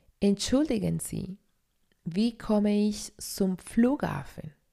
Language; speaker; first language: German; non-native, fluent; Spanish